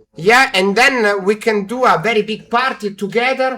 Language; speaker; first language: English; non-native, learner; Italian